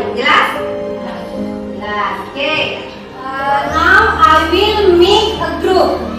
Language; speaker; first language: English; non-native, learner; Indonesian